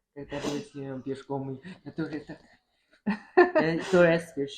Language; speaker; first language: Russian; non-native, learner; Chinese